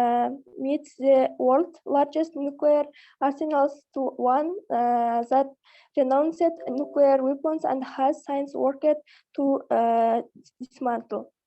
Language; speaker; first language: English; non-native, learner; Kazakh